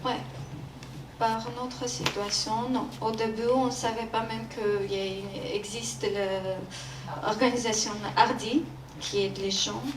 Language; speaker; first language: French; non-native, learner; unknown